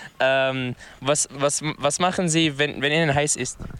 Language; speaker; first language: German; non-native, learner; Arabic